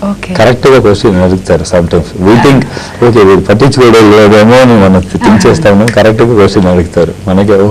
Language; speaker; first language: Telugu; non-native, learner; Tamil